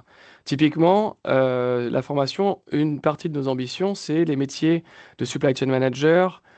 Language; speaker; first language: French; native; French